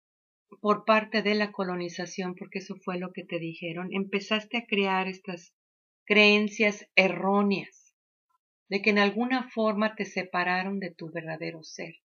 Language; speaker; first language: Spanish; native; Spanish